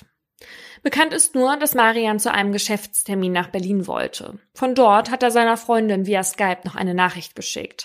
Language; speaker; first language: German; native; German